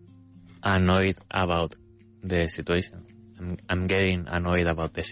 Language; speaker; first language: English; non-native, fluent; Spanish